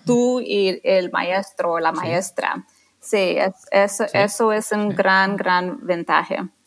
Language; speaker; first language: Spanish; non-native, fluent; English